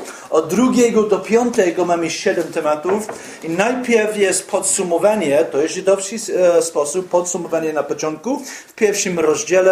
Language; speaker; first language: Polish; non-native, fluent; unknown